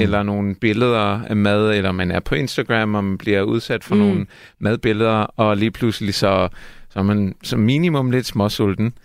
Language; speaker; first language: Danish; non-native, fluent; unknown